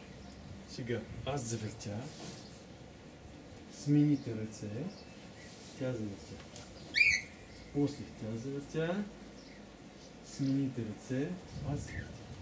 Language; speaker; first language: Bulgarian; non-native, learner; Russian